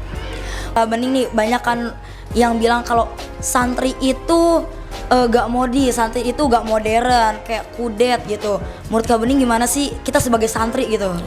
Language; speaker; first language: Indonesian; native; Indonesian